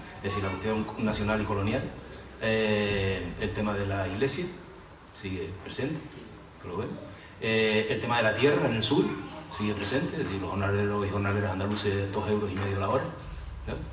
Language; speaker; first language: Spanish; native; Spanish